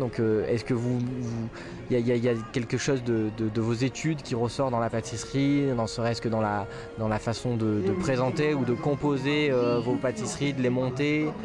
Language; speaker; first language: French; native; French